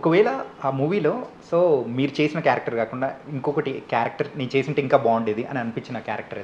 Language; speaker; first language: Telugu; native; Telugu